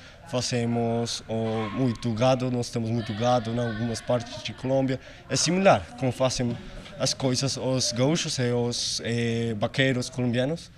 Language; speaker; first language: Portuguese; non-native, learner; Spanish